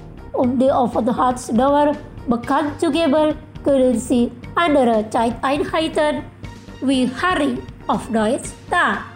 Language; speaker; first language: German; non-native, fluent; Indonesian